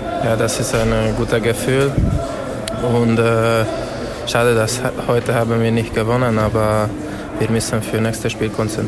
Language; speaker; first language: German; non-native, learner; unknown